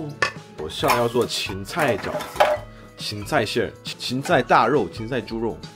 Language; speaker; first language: Chinese; non-native, fluent; Korean